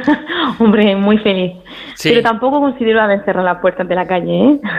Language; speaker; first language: Spanish; early bilingual, heritage; French